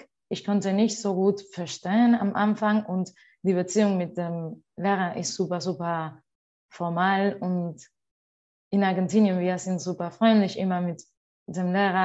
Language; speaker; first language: German; non-native, learner; Spanish